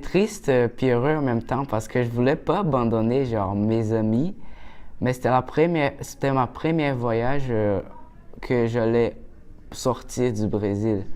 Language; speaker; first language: French; early bilingual, other home language; Portuguese